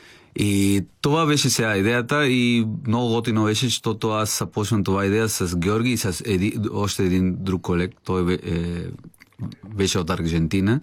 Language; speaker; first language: Bulgarian; non-native, learner; Spanish